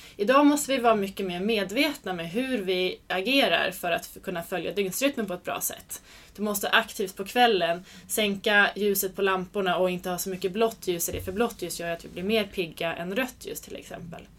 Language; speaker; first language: Swedish; native; Swedish